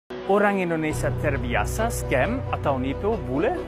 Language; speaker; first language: Indonesian; non-native, fluent; German